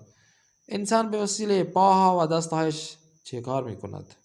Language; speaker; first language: Persian; non-native, fluent; Urdu